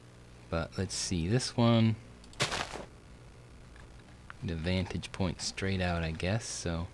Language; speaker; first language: English; native; English